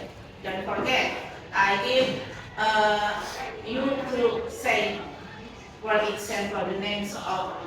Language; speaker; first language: English; non-native, fluent; Indonesian